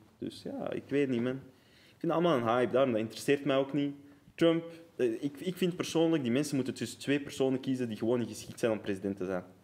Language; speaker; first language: Dutch; early bilingual, other home language; Arabic